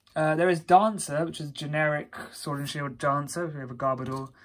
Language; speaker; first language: English; native; English